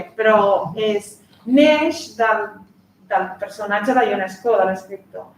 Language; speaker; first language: Catalan; non-native, fluent; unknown